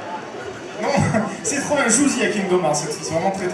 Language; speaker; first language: French; native; French